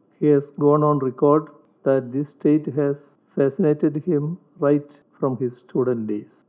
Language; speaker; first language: English; non-native, local second language; Malayalam